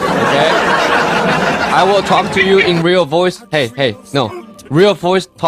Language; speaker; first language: English; non-native, learner; Chinese